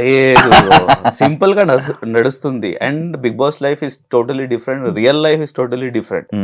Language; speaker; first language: Telugu; non-native, local second language; Hindi